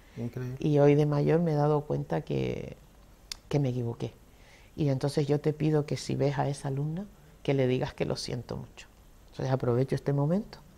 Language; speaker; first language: Spanish; native; Spanish